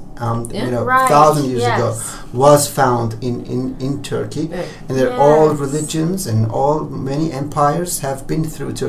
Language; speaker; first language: English; non-native, fluent; Turkish